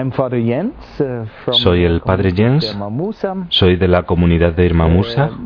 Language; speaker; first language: Spanish; non-native, fluent; German